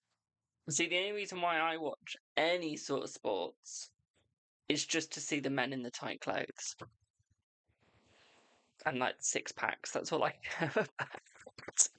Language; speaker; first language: English; native; English